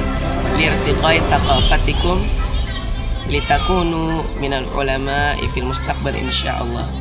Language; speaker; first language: Arabic; non-native, fluent; Indonesian